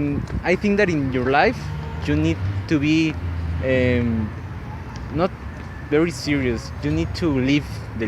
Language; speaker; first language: English; non-native, learner; Spanish